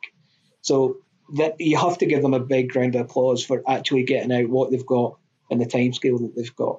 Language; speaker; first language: English; native; English